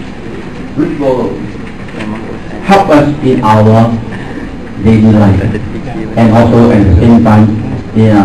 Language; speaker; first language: English; non-native, local second language; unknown